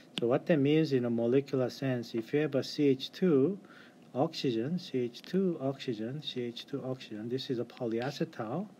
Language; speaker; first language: English; non-native, fluent; Korean